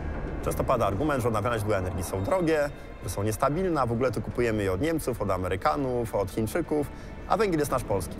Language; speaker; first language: Polish; native; Polish